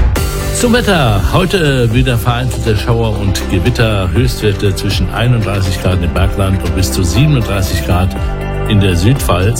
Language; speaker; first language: German; native; German